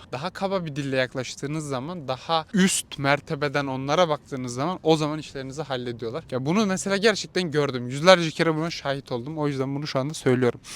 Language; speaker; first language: Turkish; native; Turkish